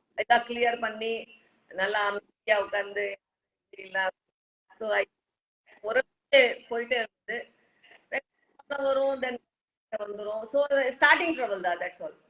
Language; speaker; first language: Tamil; non-native, local second language; Hindi